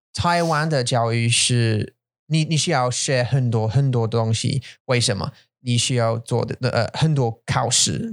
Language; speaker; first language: Chinese; non-native, learner; English